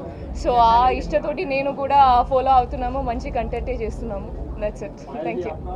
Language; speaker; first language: Telugu; non-native, fluent; Hindi